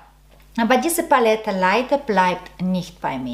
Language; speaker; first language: German; non-native, learner; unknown